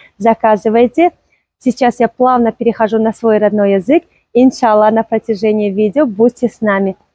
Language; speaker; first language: Russian; non-native, local second language; Tajik